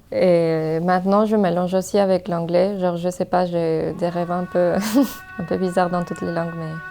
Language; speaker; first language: French; non-native, fluent; Spanish